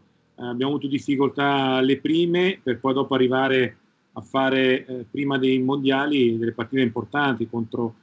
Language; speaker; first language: Italian; native; Italian